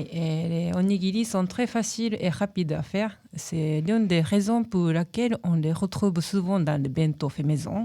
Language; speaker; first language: French; non-native, fluent; Japanese